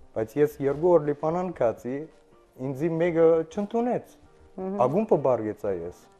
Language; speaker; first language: Armenian; early bilingual, heritage; Armenian